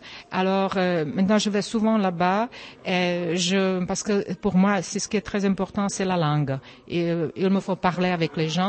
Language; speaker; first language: French; non-native, fluent; Czech